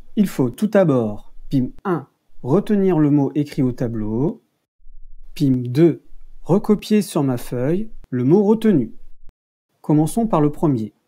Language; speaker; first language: French; native; French